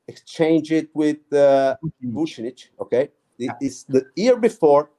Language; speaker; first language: English; non-native, fluent; Italian